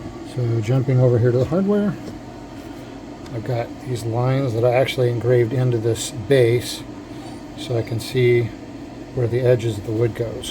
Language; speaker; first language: English; native; English